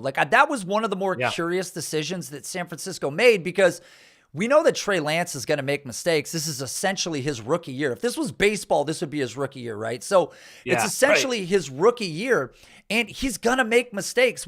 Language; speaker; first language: English; native; English